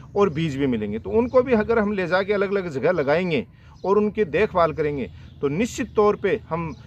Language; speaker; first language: Hindi; native; Hindi